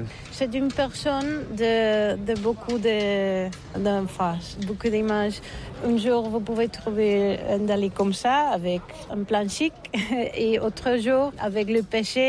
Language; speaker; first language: French; non-native, learner; Catalan